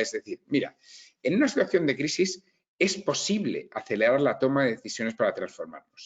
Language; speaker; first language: Spanish; native; Spanish